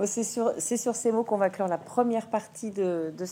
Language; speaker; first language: French; native; French